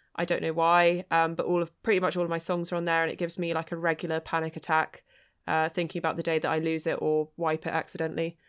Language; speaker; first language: English; native; English